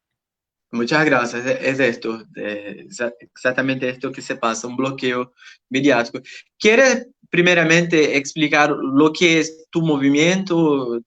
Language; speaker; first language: Spanish; non-native, learner; Portuguese